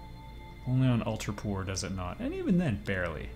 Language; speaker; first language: English; native; English